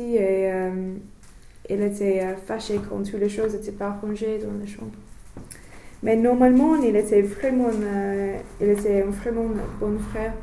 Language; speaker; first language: French; non-native, learner; English